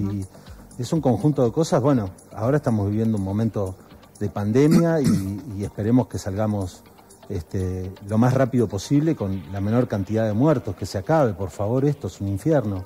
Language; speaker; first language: Spanish; native; Spanish